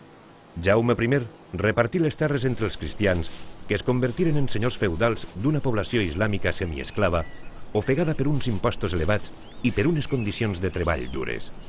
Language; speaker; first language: Catalan; native; Catalan